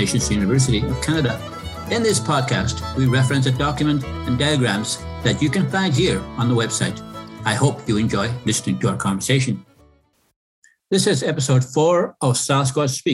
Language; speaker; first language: English; non-native, fluent; Cree